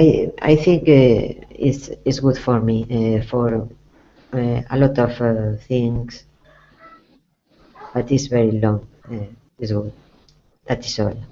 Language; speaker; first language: English; non-native, learner; Spanish